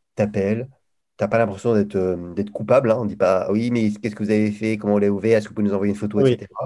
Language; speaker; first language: French; native; French